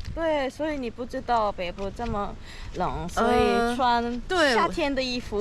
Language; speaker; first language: Chinese; non-native, learner; Korean